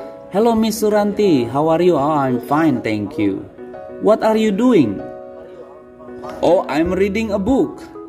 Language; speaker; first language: English; non-native, fluent; Indonesian